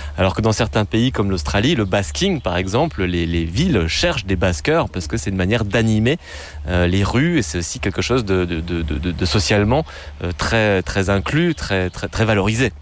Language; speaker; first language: French; native; French